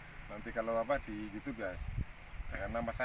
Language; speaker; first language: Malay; non-native, local second language; Javanese